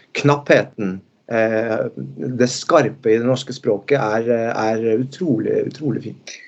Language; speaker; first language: Norwegian; early bilingual, other home language; Spanish